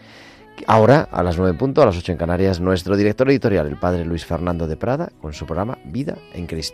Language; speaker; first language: Spanish; native; Spanish